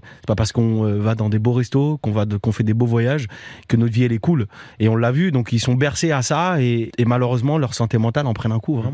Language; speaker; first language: French; native; French